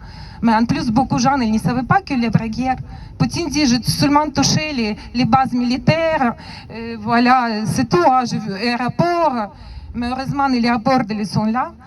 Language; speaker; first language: French; non-native, learner; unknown